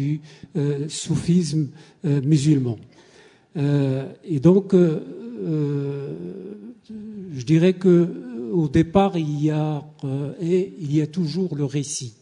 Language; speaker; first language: French; native; French